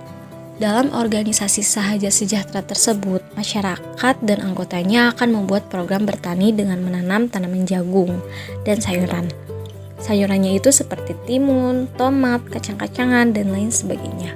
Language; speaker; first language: Indonesian; native; Indonesian